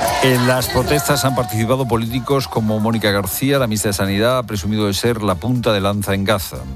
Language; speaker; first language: Spanish; native; Spanish